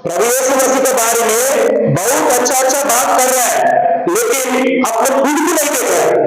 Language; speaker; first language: Hindi; non-native, local second language; Telugu